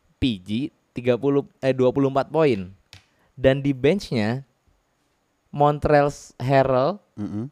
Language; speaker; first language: Indonesian; native; Indonesian